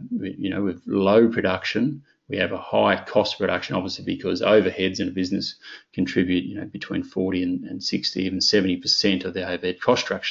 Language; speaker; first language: English; native; English